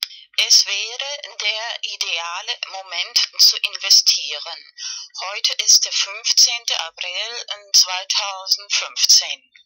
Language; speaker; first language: German; non-native, fluent; Spanish